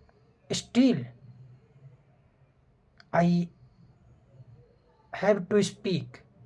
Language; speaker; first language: English; non-native, fluent; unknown